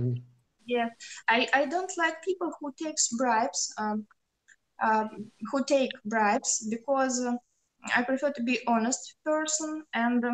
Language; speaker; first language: English; non-native, learner; Russian